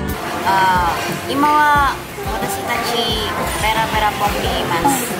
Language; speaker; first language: Japanese; non-native, learner; Indonesian